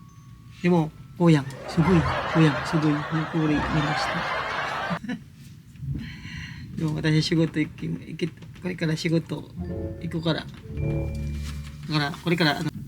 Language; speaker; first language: Japanese; non-native, learner; Filipino